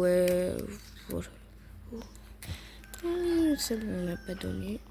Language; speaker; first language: French; native; French